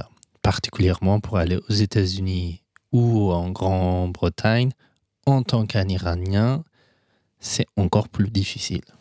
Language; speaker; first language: French; non-native, fluent; Persian